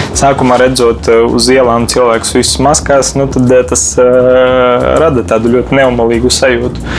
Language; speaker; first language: Latvian; non-native, local second language; Russian